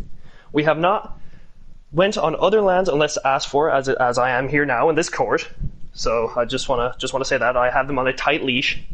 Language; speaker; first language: English; native; English